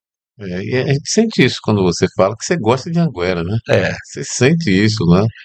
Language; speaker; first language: Portuguese; native; Portuguese